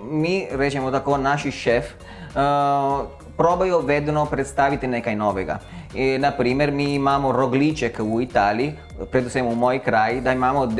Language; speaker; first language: Slovenian; non-native, learner; Italian